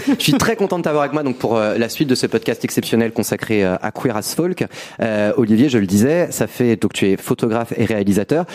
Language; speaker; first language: French; native; French